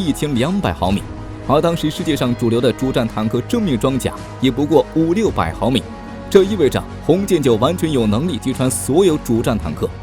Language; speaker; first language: Chinese; native; Chinese